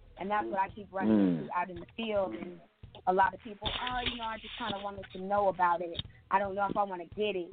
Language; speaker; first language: English; native; English